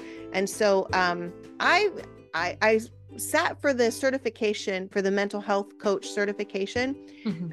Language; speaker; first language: English; native; English